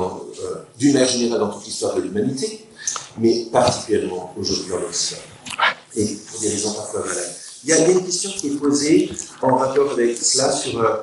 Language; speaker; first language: French; native; French